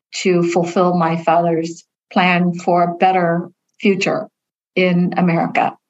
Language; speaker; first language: English; early bilingual, other home language; Vietnamese